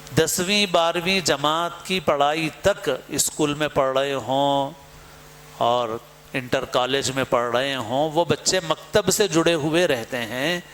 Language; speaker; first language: Urdu; native; Urdu